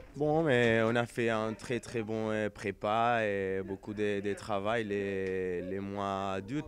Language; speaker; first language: French; non-native, fluent; Spanish